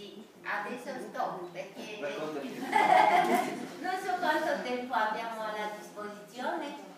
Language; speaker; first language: Italian; non-native, fluent; Romanian